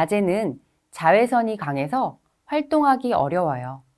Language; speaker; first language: Korean; native; Korean